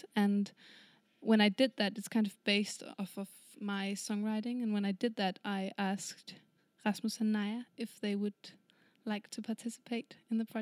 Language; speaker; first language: English; non-native, fluent; Danish